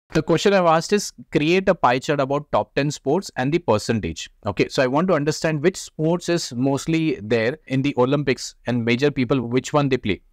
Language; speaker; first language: English; non-native, local second language; Hindi